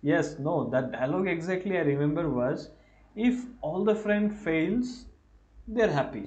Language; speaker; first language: English; non-native, fluent; Bangla